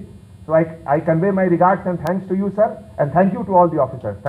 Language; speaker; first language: Telugu; non-native, fluent; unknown